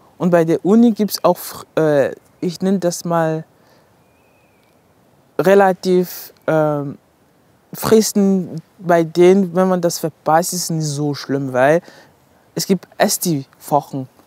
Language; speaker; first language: German; non-native, fluent; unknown